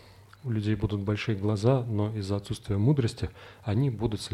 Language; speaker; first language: Russian; native; Russian